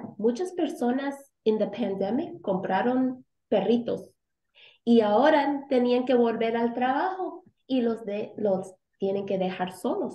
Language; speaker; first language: Spanish; early bilingual, heritage; Spanish